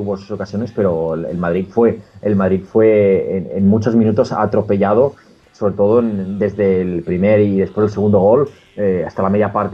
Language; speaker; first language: Spanish; native; Spanish